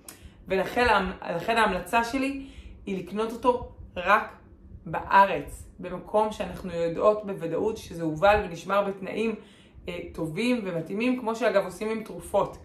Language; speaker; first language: Hebrew; native; Hebrew